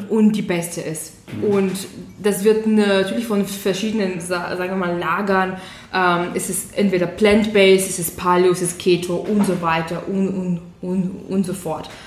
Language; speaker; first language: German; non-native, fluent; Bulgarian